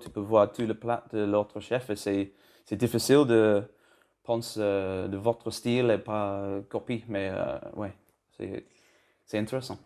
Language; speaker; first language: French; non-native, learner; English